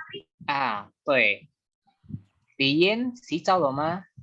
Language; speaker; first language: Chinese; non-native, fluent; Indonesian